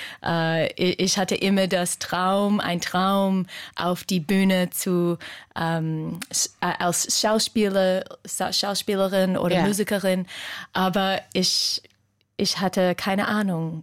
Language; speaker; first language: German; non-native, fluent; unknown